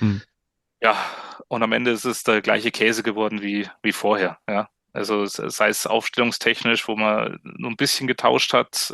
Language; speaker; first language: German; native; German